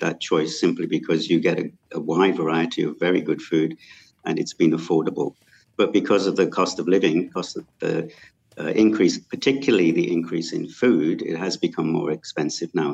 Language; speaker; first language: English; native; English